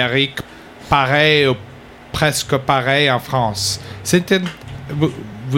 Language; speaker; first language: French; non-native, learner; English